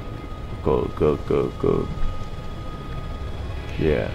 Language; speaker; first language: English; non-native, learner; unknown